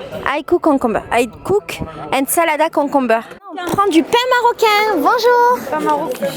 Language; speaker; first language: French; native; French